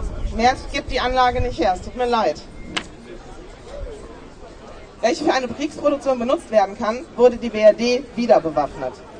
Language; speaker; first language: German; native; German